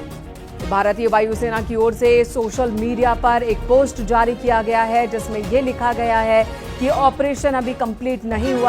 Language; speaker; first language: Hindi; native; Hindi